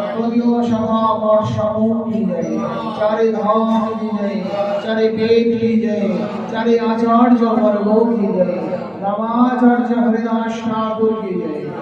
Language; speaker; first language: Hindi; non-native, local second language; Bangla